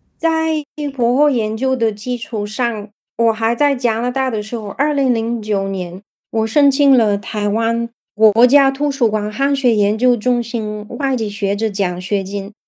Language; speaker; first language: Chinese; non-native, fluent; Bulgarian